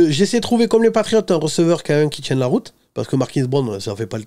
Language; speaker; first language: French; native; French